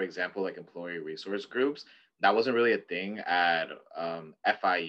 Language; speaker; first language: English; native; English